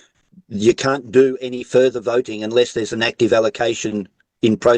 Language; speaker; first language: English; native; English